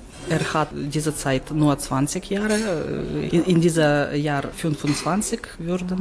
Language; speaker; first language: German; non-native, learner; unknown